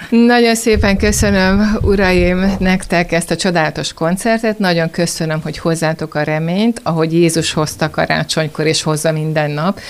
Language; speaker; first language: Hungarian; native; Hungarian